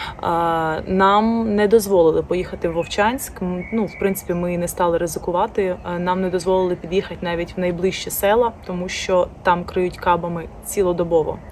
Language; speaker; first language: Ukrainian; non-native, local second language; Russian